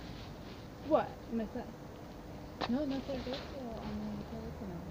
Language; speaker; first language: Spanish; non-native, learner; English